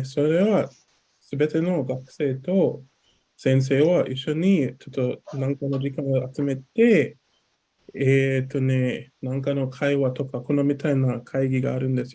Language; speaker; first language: Japanese; non-native, learner; English